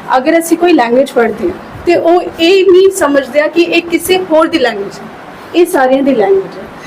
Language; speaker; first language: Punjabi; non-native, local second language; Dogri